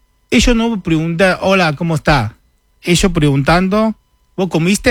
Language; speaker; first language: Spanish; non-native, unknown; Chinese